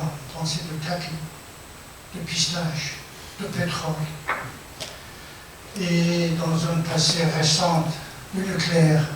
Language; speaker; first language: French; non-native, fluent; Persian